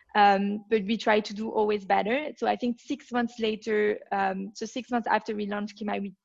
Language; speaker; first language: English; non-native, fluent; French